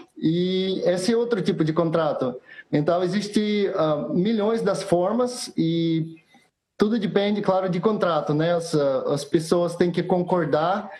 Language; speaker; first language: Portuguese; non-native, fluent; Russian